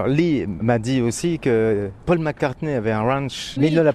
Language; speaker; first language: French; native; French